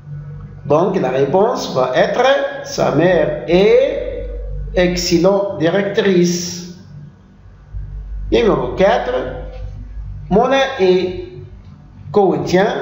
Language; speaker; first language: French; non-native, local second language; Arabic